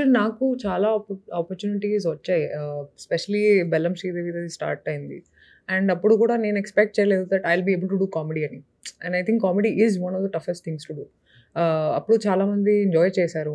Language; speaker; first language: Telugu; non-native, local second language; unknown